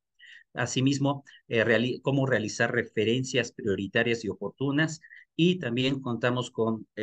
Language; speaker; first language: Spanish; native; Spanish